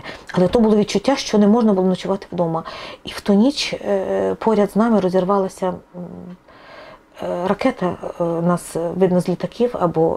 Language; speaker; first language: Ukrainian; non-native, local second language; Russian